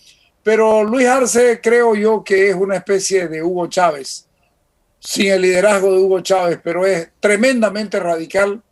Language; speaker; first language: Spanish; native; Spanish